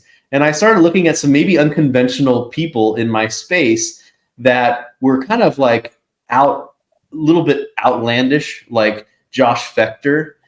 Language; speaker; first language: English; native; English